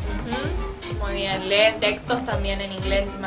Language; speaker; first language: Spanish; native; Spanish